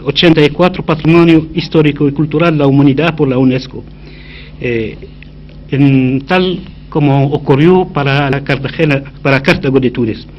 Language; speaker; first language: Spanish; non-native, fluent; Arabic